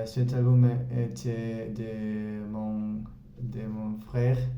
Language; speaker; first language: French; non-native, learner; Spanish